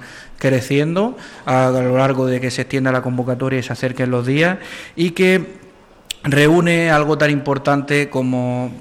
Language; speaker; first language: Spanish; native; Spanish